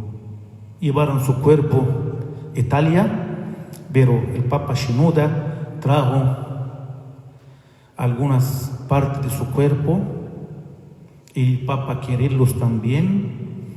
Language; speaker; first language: Spanish; non-native, fluent; Arabic